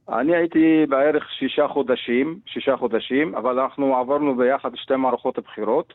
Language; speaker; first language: Hebrew; non-native, local second language; Arabic